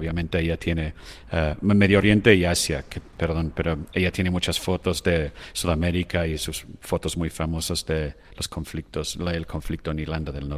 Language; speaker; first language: Spanish; non-native, fluent; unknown